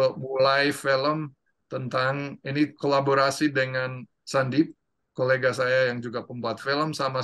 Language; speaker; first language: Indonesian; non-native, fluent; English